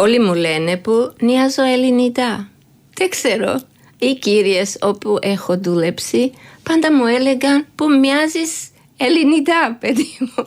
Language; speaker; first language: Greek; non-native, learner; Georgian